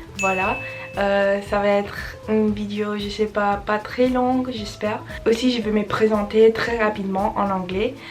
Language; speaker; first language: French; non-native, learner; English